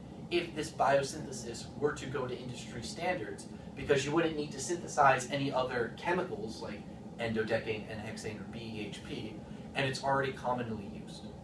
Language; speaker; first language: English; native; English